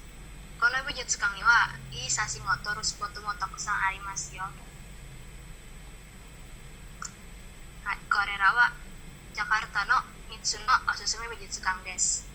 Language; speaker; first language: Japanese; non-native, learner; Indonesian